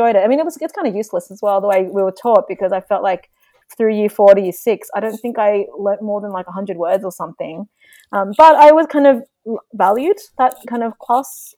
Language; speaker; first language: English; non-native, local second language; Vietnamese